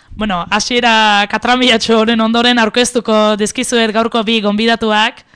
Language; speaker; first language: Basque; native; Basque